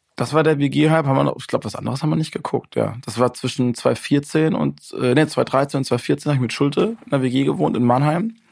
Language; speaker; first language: German; native; German